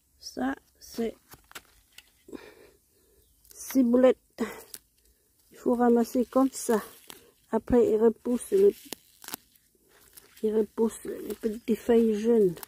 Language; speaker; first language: French; non-native, learner; Hmong